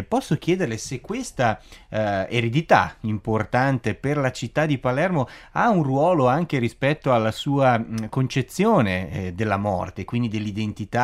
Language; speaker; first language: Italian; native; Italian